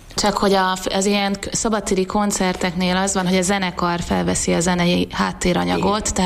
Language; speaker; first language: Hungarian; native; Hungarian